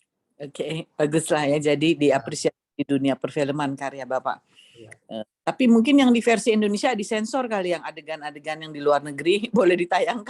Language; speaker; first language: Indonesian; native; Indonesian